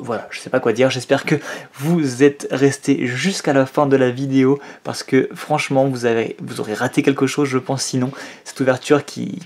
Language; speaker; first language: French; native; French